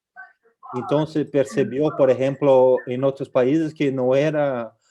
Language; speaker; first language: Spanish; non-native, local second language; Portuguese